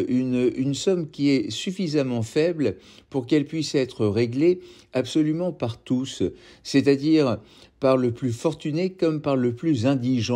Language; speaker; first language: French; native; French